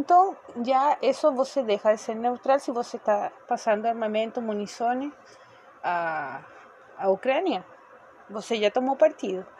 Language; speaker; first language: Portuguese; non-native, fluent; Spanish